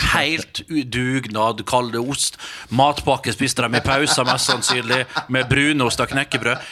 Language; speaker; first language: Norwegian; native; Norwegian